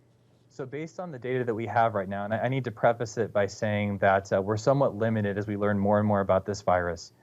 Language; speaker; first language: English; native; English